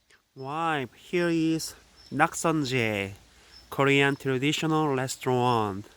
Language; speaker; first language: English; non-native, learner; Korean